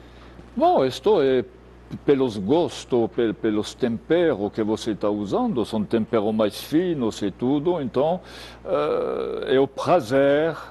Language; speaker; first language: Portuguese; non-native, fluent; French